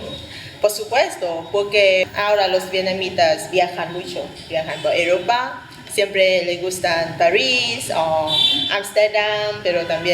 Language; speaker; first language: Spanish; non-native, fluent; Vietnamese